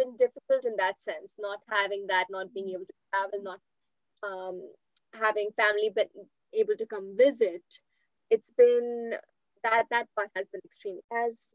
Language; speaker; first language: English; non-native, local second language; Hindi